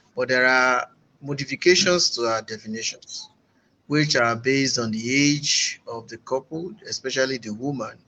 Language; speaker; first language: English; non-native, local second language; Yoruba